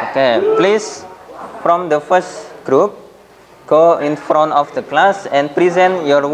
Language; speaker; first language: English; non-native, fluent; Indonesian